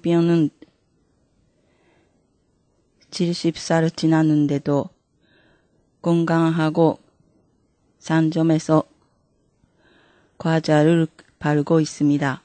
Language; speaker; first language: Korean; non-native, fluent; Japanese